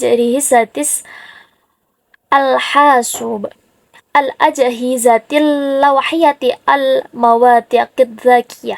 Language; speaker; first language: Arabic; non-native, learner; Indonesian